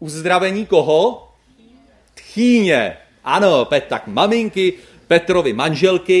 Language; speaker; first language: Czech; native; Czech